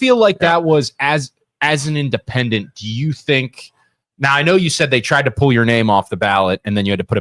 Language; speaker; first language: English; native; English